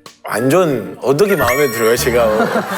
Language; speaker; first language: Korean; non-native, learner; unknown